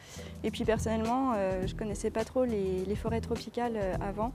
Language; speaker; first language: French; native; French